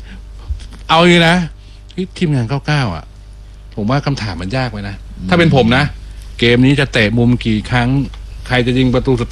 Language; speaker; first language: Thai; native; Thai